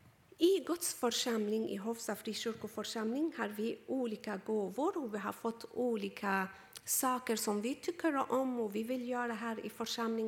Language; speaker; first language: Swedish; non-native, fluent; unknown